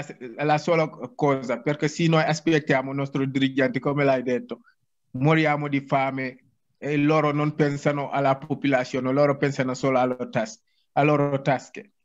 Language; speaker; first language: Italian; non-native, learner; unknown